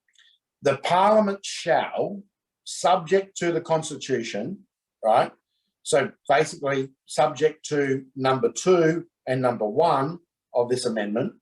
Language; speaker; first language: English; native; English